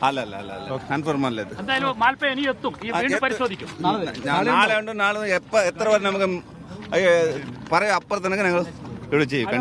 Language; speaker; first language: Malayalam; non-native, learner; Kannada